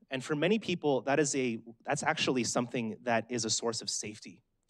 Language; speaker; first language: English; native; English